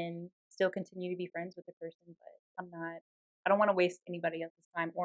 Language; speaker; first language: English; native; English